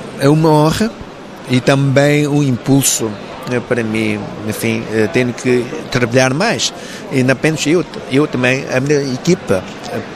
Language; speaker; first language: Portuguese; non-native, local second language; Cantonese